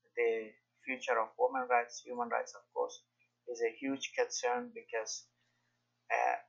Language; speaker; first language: English; non-native, fluent; Persian